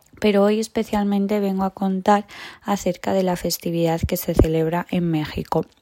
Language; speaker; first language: Spanish; native; Spanish